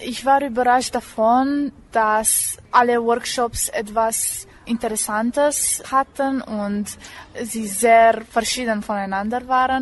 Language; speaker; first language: German; non-native, local second language; Romanian